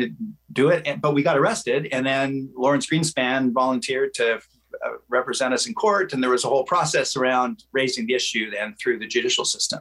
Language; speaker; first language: English; native; English